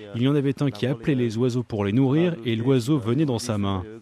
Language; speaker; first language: French; non-native, fluent; Chinese